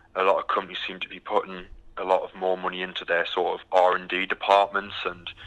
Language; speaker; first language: English; native; English